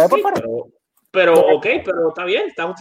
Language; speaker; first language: Spanish; native; Spanish